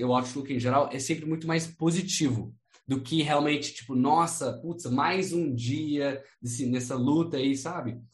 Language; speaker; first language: Portuguese; non-native, fluent; English